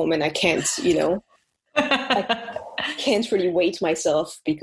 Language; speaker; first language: English; non-native, fluent; French